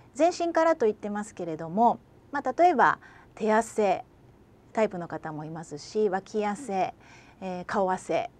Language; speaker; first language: Japanese; native; Japanese